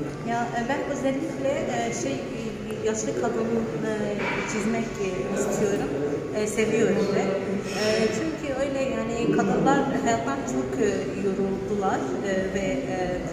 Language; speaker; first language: Turkish; non-native, learner; Arabic